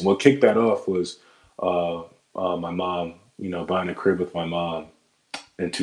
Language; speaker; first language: English; native; English